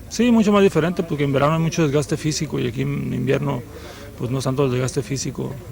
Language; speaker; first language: Spanish; native; Spanish